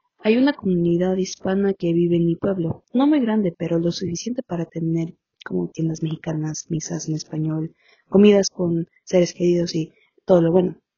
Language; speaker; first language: Spanish; early bilingual, heritage; Spanish